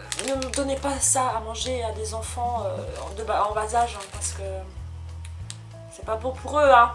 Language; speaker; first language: French; native; French